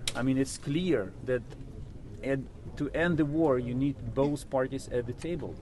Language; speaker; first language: English; non-native, fluent; Ukrainian